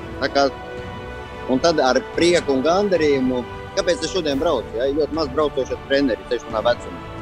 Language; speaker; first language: Latvian; native; Latvian